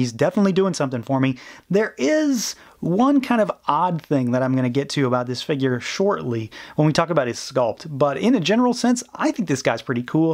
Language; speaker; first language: English; native; English